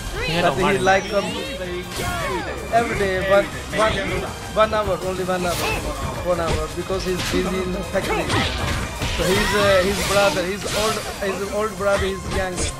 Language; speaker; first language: English; non-native, learner; Chinese